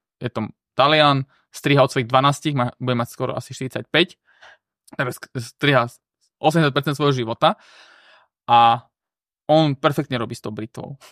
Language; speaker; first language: Slovak; early bilingual, other home language; Armenian